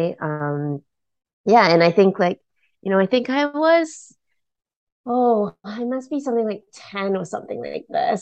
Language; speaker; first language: English; non-native, local second language; Chinese